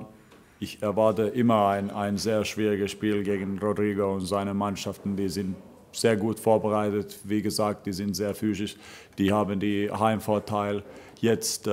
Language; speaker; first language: German; non-native, fluent; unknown